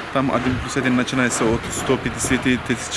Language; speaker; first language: Russian; non-native, learner; Turkish